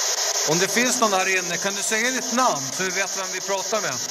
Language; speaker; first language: Swedish; native; Swedish